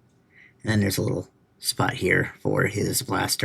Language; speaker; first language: English; native; English